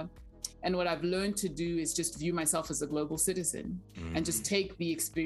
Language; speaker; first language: English; non-native, local second language; Shona